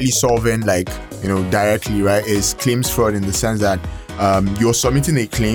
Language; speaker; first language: English; non-native, local second language; Igbo